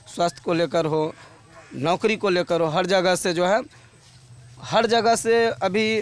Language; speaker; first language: Hindi; native; Hindi